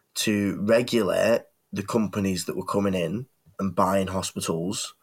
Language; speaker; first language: English; native; English